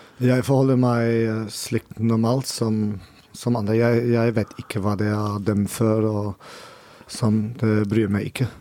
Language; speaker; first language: Norwegian; non-native, learner; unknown